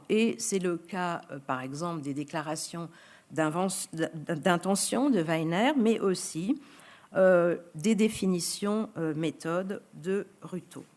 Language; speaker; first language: French; native; French